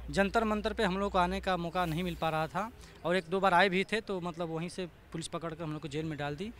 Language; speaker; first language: Hindi; native; Hindi